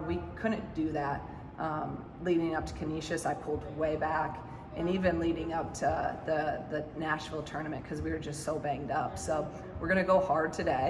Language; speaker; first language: English; native; English